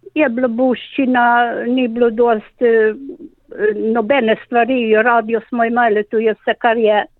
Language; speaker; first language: Slovenian; native; Slovenian